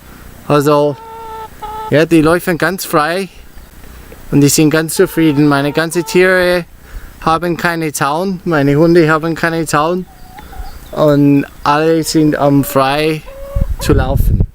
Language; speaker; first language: German; non-native, learner; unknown